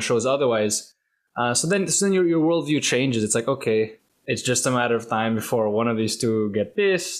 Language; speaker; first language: English; non-native, local second language; Filipino